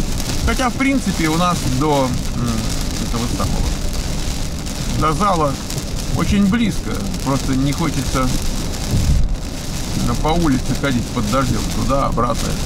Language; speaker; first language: Russian; native; Russian